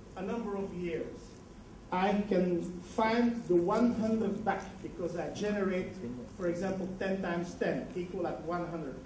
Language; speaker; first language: English; non-native, fluent; Dutch